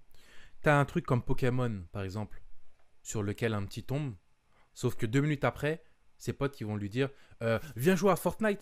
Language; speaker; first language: French; native; French